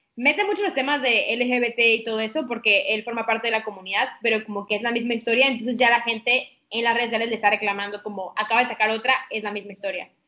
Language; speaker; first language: Spanish; native; Spanish